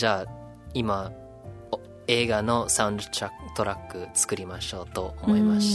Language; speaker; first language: Japanese; non-native, learner; English